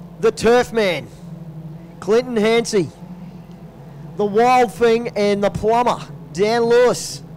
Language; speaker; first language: English; native; English